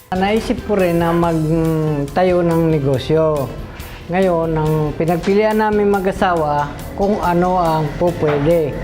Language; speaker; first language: Filipino; native; Filipino